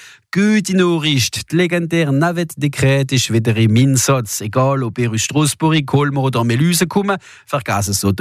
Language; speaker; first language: German; non-native, local second language; French